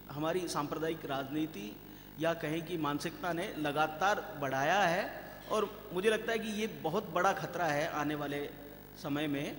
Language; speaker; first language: Hindi; native; Hindi